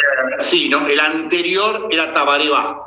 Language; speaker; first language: Spanish; native; Spanish